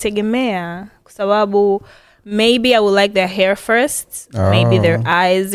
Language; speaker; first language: English; non-native, local second language; Swahili